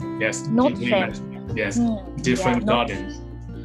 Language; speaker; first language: English; non-native, fluent; Japanese